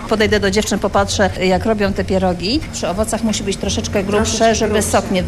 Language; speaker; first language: Polish; native; Polish